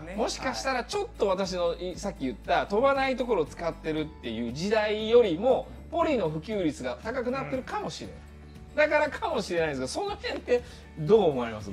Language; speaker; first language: Japanese; native; Japanese